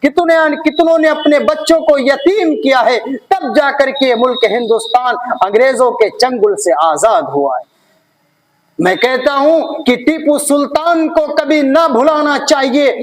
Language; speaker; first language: Urdu; native; Urdu